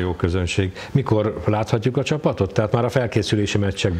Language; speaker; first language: Hungarian; native; Hungarian